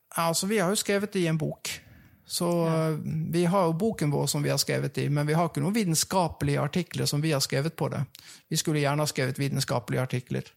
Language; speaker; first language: Norwegian; native; Norwegian